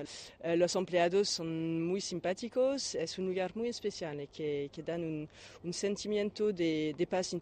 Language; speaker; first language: Spanish; non-native, fluent; French